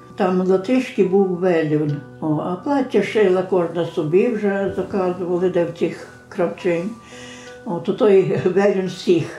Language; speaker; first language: Ukrainian; native; Ukrainian